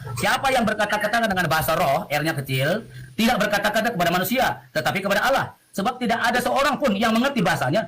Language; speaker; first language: Indonesian; non-native, local second language; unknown